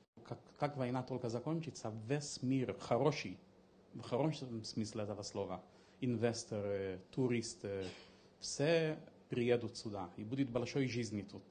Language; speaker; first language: Russian; non-native, learner; English